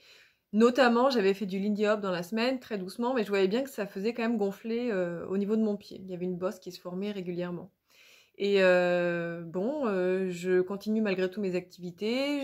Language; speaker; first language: French; native; French